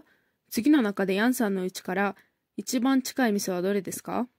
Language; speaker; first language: Japanese; non-native, fluent; Kyrgyz